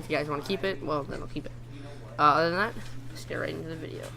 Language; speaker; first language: English; native; English